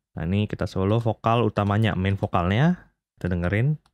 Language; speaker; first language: Indonesian; native; Indonesian